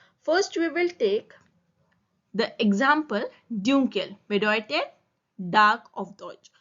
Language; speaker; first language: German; non-native, learner; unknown